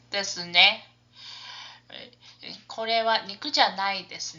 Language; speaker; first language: Japanese; non-native, fluent; English